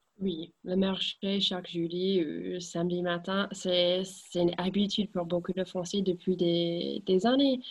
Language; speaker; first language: French; non-native, fluent; English